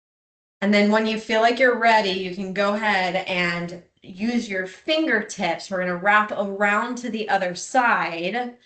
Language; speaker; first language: English; native; English